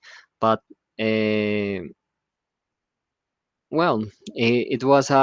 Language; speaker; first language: English; non-native, fluent; Spanish